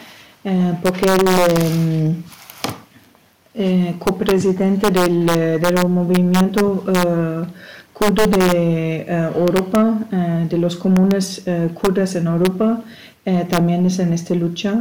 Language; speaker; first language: Spanish; non-native, fluent; German